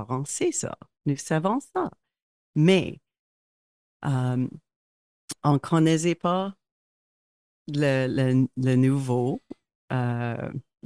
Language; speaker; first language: French; non-native, local second language; English